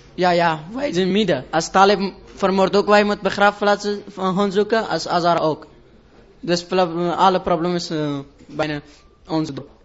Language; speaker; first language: Dutch; non-native, learner; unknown